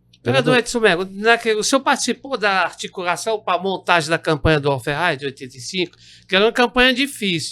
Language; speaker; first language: Portuguese; native; Portuguese